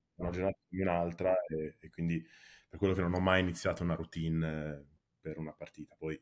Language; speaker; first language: Italian; early bilingual, heritage; Italian